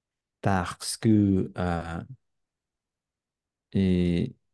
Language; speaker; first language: French; non-native, learner; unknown